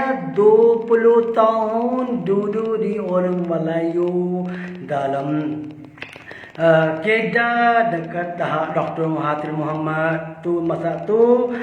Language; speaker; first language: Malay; non-native, learner; Urdu